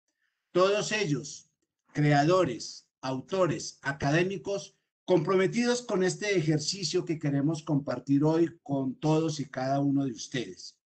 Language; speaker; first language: Spanish; native; Spanish